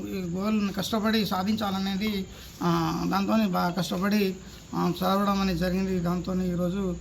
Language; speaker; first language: Telugu; non-native, local second language; Lambadi